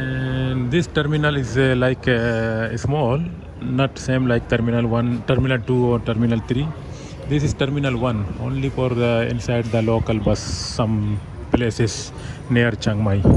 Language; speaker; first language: English; non-native, learner; Urdu